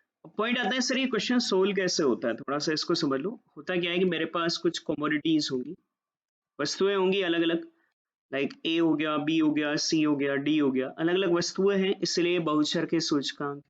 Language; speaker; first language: Hindi; native; Hindi